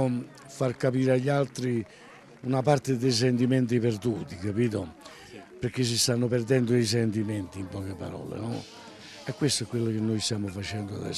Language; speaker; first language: Italian; native; Italian